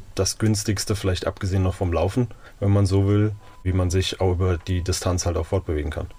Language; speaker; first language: German; native; German